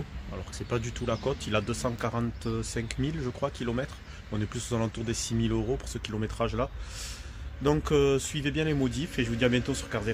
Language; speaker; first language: French; native; French